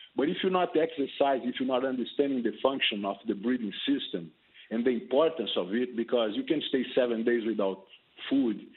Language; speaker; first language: English; non-native, fluent; Portuguese